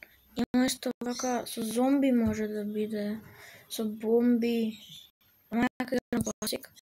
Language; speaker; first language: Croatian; non-native, learner; Macedonian